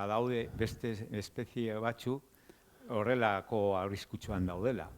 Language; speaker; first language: Basque; non-native, local second language; Spanish